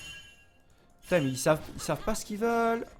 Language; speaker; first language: French; native; French